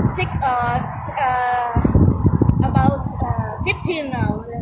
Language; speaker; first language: English; non-native, learner; Thai